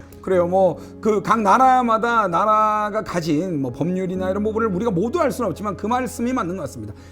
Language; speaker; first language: Korean; native; Korean